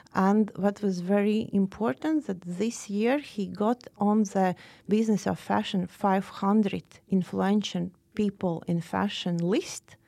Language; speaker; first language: English; non-native, fluent; Latvian